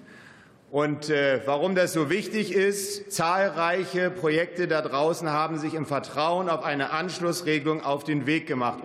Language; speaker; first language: German; native; German